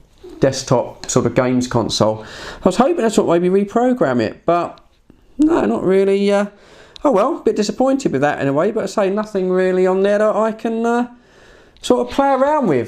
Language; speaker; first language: English; native; English